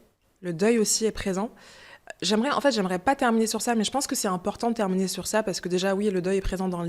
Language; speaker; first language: French; early bilingual, other home language; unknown